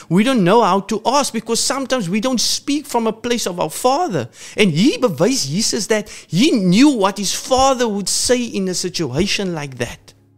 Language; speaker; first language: English; non-native, local second language; Afrikaans